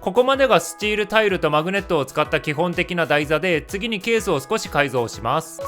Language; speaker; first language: Japanese; native; Japanese